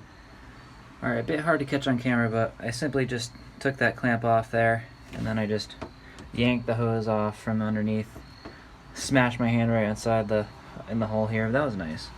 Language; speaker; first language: English; native; English